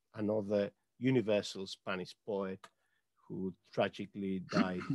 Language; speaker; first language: English; non-native, fluent; Spanish